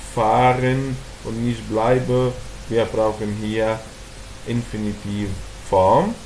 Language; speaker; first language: German; non-native, fluent; Arabic